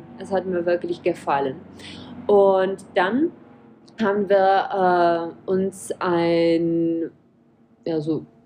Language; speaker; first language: German; non-native, fluent; Czech